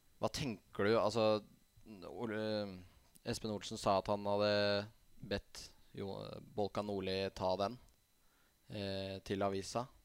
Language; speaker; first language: Norwegian; native; Norwegian